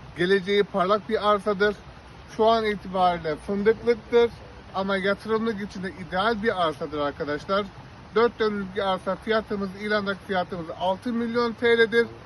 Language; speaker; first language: Turkish; native; Turkish